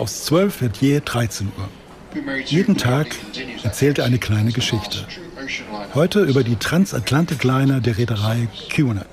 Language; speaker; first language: German; native; German